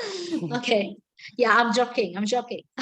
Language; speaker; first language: English; non-native, learner; Vietnamese